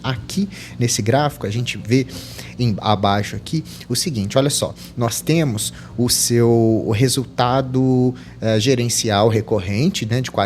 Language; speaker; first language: Portuguese; native; Portuguese